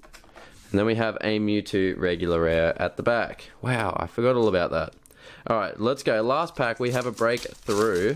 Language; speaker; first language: English; native; English